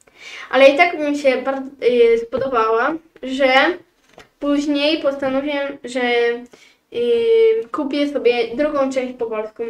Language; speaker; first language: Polish; early bilingual, heritage; Polish